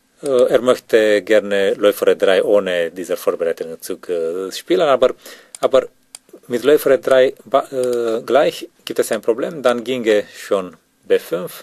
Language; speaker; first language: German; non-native, learner; Romanian